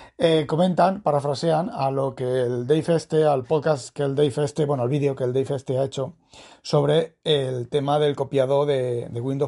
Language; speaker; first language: Spanish; native; Spanish